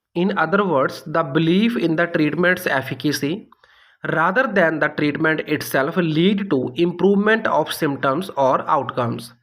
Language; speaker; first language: English; non-native, local second language; Punjabi